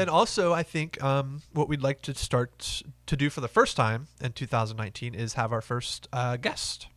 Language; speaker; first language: English; native; English